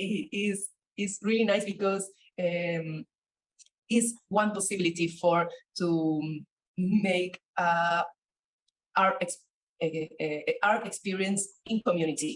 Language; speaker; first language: English; non-native, learner; Spanish